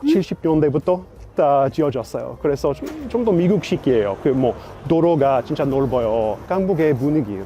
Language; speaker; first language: Korean; non-native, fluent; English